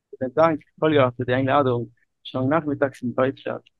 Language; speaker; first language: German; non-native, learner; Spanish